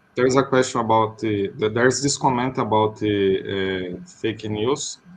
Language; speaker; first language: English; non-native, fluent; Portuguese